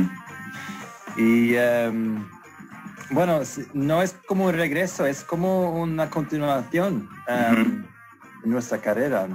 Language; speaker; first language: Spanish; non-native, fluent; Swedish